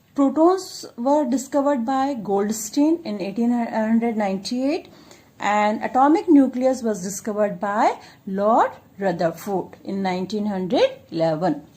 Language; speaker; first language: English; non-native, local second language; Hindi